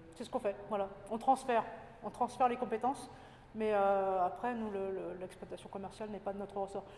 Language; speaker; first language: French; native; French